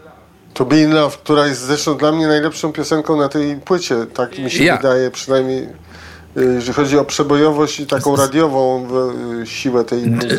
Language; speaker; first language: Polish; native; Polish